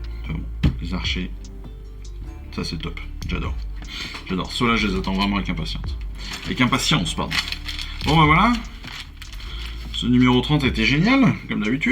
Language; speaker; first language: French; native; French